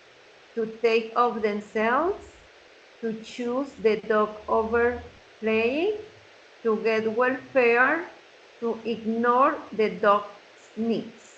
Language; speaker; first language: English; non-native, fluent; Spanish